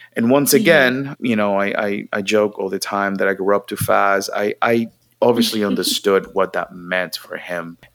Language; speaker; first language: English; non-native, fluent; Spanish